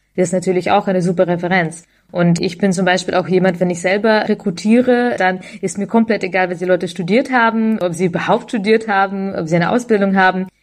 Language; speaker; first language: German; early bilingual, other home language; Russian